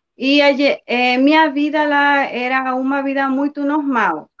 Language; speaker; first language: Portuguese; non-native, learner; Spanish